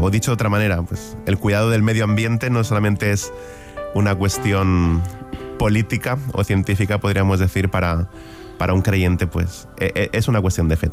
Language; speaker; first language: Spanish; native; Spanish